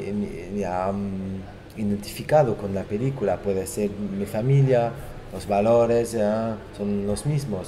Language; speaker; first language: Spanish; non-native, fluent; Portuguese